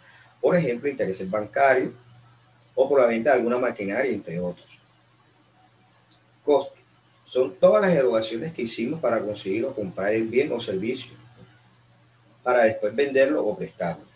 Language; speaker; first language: Spanish; native; Spanish